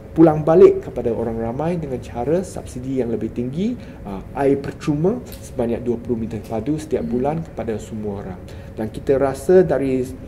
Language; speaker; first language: Malay; non-native, local second language; Chinese